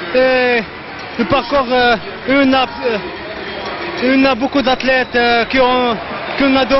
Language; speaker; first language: French; non-native, local second language; Arabic